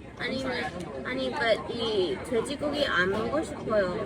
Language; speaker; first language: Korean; non-native, learner; English